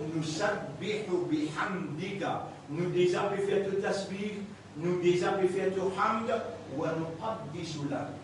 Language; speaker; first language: French; non-native, local second language; Morisyen